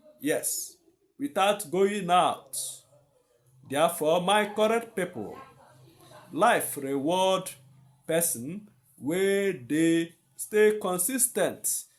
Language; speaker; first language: Nigerian Pidgin; non-native, local second language; Igbo